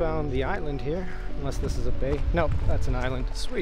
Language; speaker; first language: English; native; English